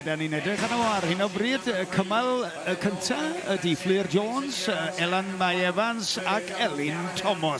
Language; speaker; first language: Welsh; native; Welsh